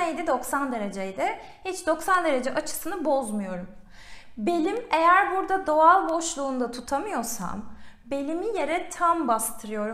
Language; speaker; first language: Turkish; native; Turkish